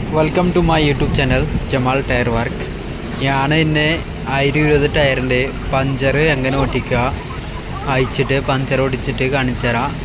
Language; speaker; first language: Malayalam; non-native, learner; Hindi